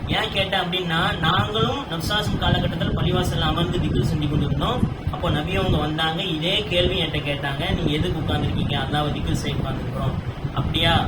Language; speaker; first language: Tamil; native; Tamil